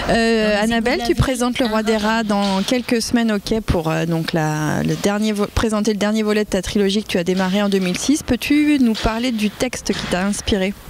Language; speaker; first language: French; native; French